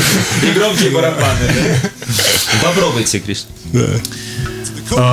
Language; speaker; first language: Russian; native; Russian